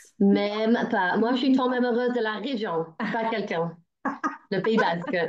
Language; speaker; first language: French; non-native, fluent; English